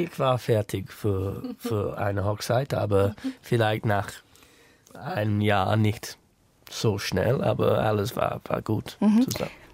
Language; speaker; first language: German; non-native, learner; English